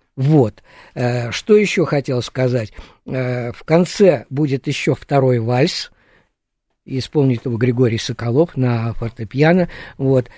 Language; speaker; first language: Russian; native; Russian